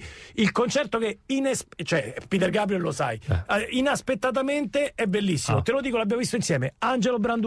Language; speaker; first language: Italian; native; Italian